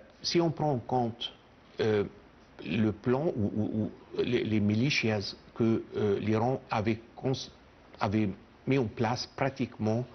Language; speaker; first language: French; non-native, fluent; Arabic